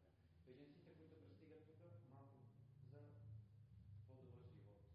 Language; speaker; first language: Bulgarian; non-native, fluent; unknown